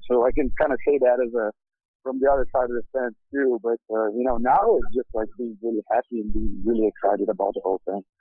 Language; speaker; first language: English; non-native, fluent; Portuguese